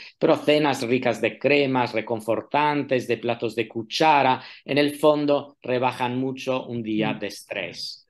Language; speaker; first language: Spanish; non-native, fluent; Italian